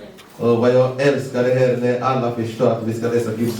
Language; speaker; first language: Swedish; non-native, fluent; Lingala